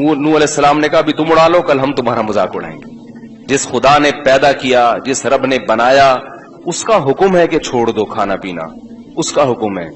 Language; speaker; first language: Urdu; native; Urdu